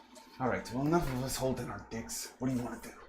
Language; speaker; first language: English; native; English